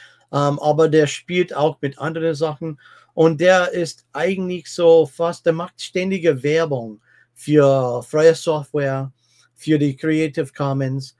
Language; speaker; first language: German; non-native, fluent; English